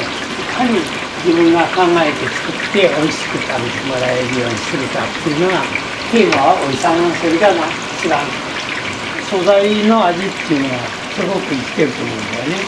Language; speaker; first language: Japanese; native; Japanese